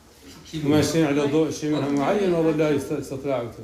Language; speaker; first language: Arabic; native; Arabic